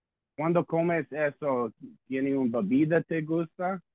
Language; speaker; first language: Spanish; non-native, learner; English